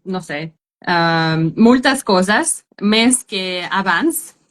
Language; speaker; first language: Catalan; non-native, learner; Russian